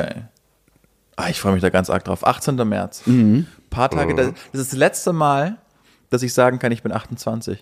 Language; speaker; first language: German; native; German